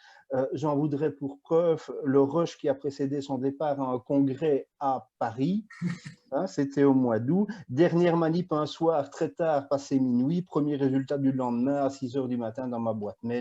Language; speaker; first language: French; native; French